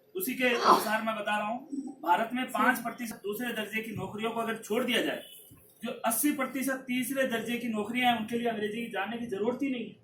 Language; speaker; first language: Hindi; non-native, local second language; Punjabi